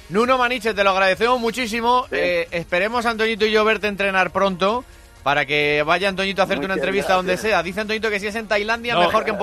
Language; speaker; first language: Spanish; native; Spanish